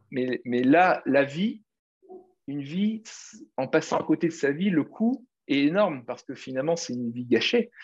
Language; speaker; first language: French; native; French